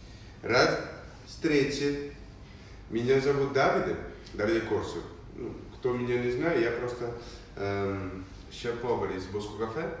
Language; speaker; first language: Russian; non-native, learner; Italian